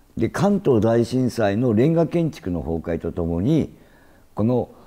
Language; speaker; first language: Japanese; native; Japanese